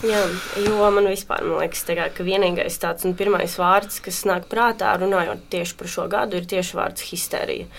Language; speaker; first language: Latvian; non-native, local second language; Russian